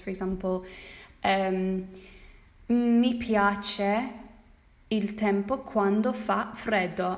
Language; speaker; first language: Italian; non-native, fluent; English